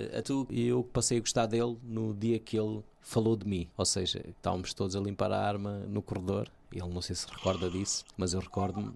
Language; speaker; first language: Portuguese; early bilingual, other home language; Kabuverdianu